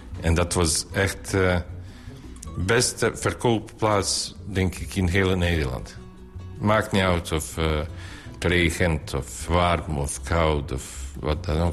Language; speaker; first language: Dutch; non-native, learner; Bosnian